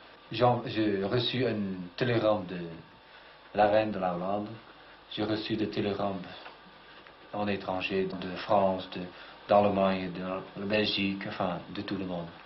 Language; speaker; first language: French; non-native, fluent; Dutch